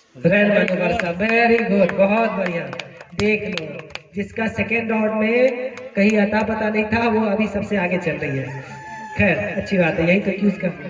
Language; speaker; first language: Hindi; native; Hindi